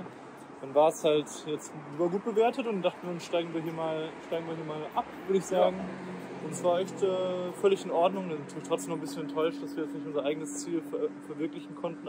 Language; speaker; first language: German; native; German